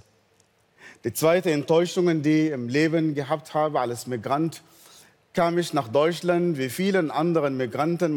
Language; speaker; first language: German; non-native, fluent; Arabic